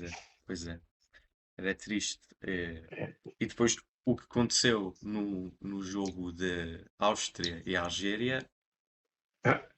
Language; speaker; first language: Portuguese; non-native, fluent; Persian